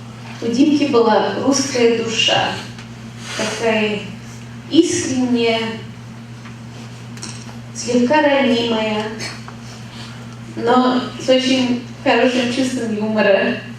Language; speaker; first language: Russian; early bilingual, heritage; Russian